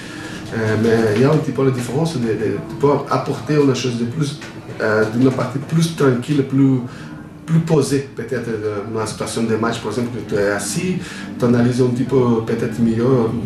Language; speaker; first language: French; non-native, fluent; Portuguese